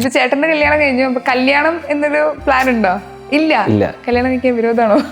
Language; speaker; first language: Malayalam; native; Malayalam